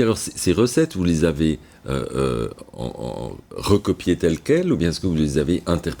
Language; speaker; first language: French; native; French